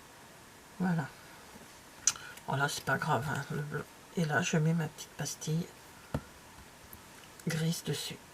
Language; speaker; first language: French; native; French